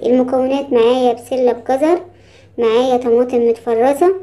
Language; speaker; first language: Arabic; native; Arabic